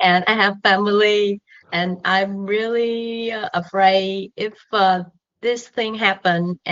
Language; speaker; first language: English; non-native, learner; Vietnamese